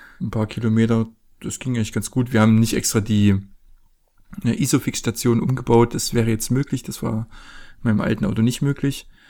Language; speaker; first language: German; native; German